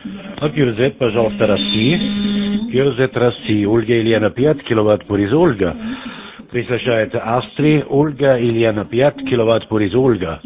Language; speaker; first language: Russian; non-native, learner; German